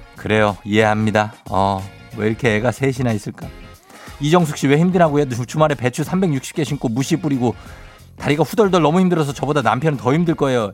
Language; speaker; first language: Korean; native; Korean